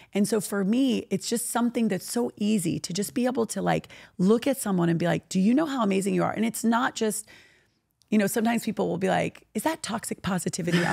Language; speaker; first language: English; native; English